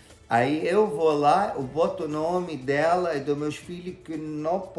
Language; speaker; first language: Portuguese; non-native, fluent; Arabic